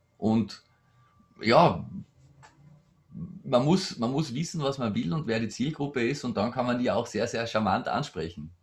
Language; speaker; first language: German; native; German